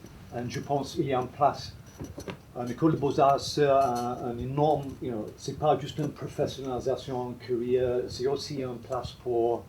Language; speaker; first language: French; non-native, fluent; English